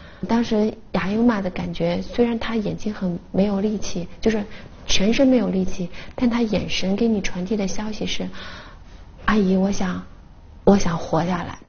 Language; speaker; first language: Chinese; native; Chinese